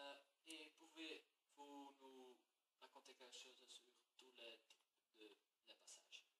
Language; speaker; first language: French; non-native, learner; Dutch